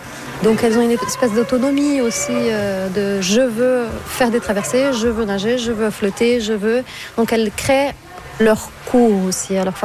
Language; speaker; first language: French; non-native, fluent; Portuguese